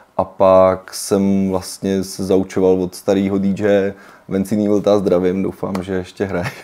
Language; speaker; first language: Czech; early bilingual, other home language; Ukrainian